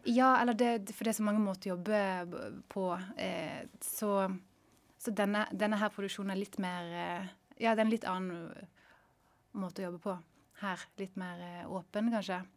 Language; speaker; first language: Norwegian; native; Norwegian